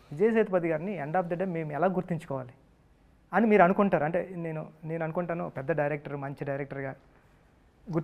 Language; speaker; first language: Telugu; native; Telugu